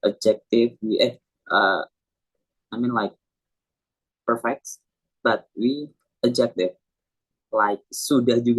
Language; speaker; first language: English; non-native, learner; Indonesian